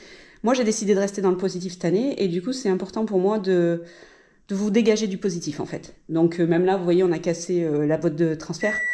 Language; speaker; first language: French; native; French